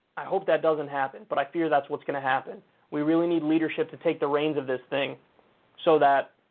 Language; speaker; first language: English; native; English